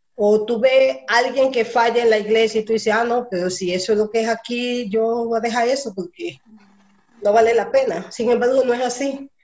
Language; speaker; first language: Spanish; early bilingual, heritage; Spanish